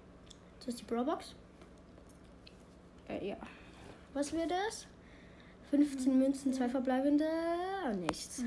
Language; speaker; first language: German; native; German